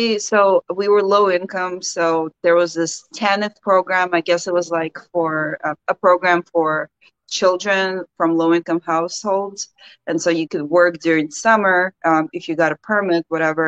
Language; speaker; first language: English; early bilingual, other home language; Ukrainian